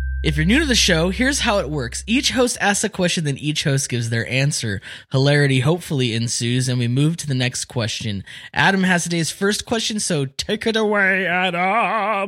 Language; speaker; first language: English; native; English